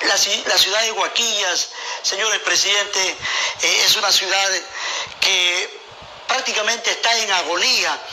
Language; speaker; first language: Spanish; native; Spanish